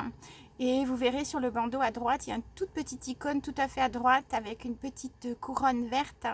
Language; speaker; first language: French; native; French